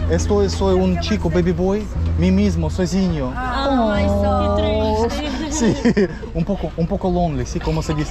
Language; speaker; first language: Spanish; non-native, learner; Russian